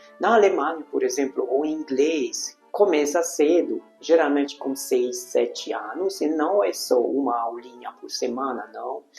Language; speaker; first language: Portuguese; non-native, fluent; Hungarian